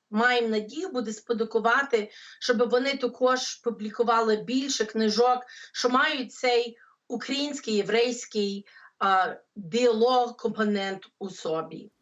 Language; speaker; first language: Ukrainian; early bilingual, heritage; English